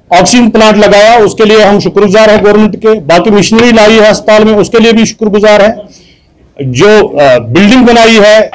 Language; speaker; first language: Urdu; non-native, local second language; Kashmiri